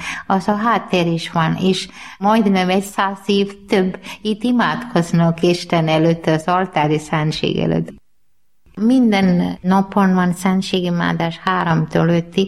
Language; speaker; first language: Hungarian; non-native, learner; Malayalam